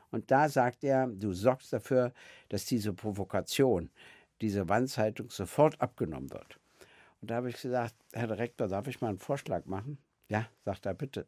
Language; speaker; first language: German; native; German